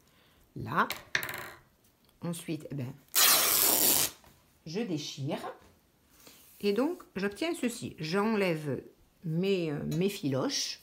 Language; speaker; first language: French; native; French